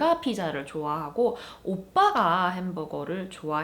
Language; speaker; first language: Korean; early bilingual, heritage; Korean